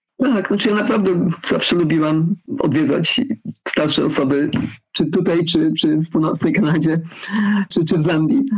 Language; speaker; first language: Polish; early bilingual, heritage; Polish